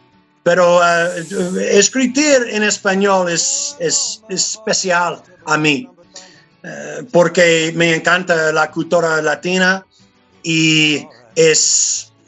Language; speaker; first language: Spanish; non-native, learner; English